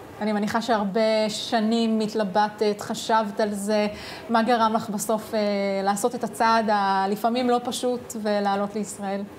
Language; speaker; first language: Hebrew; native; Hebrew